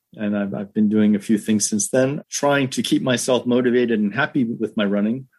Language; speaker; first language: English; native; English